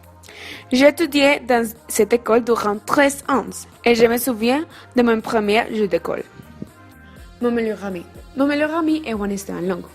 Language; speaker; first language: French; non-native, learner; Spanish